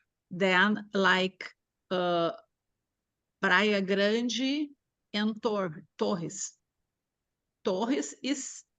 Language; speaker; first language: English; non-native, learner; Portuguese